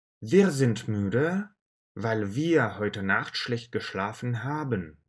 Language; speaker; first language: German; non-native, fluent; Russian